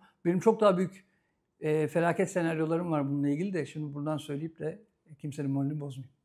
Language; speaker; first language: Turkish; native; Turkish